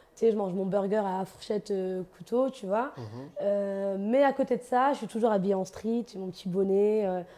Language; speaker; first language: French; native; French